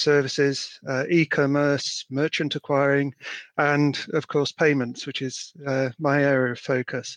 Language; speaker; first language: English; native; English